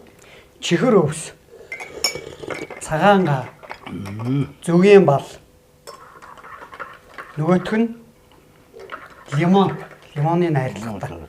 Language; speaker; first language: Mongolian; native; Mongolian